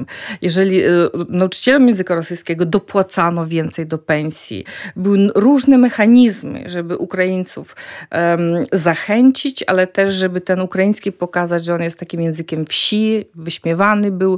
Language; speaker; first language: Polish; non-native, fluent; Ukrainian